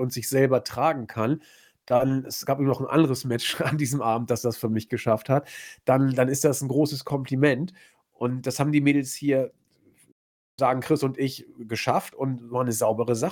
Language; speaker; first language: German; native; German